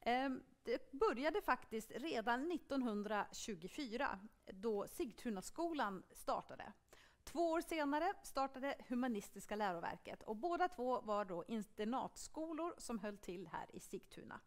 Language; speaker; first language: Swedish; native; Swedish